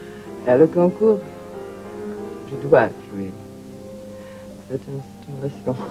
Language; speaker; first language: French; non-native, learner; Russian